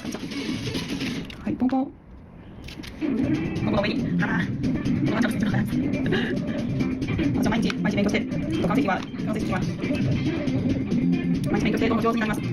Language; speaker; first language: Japanese; non-native, learner; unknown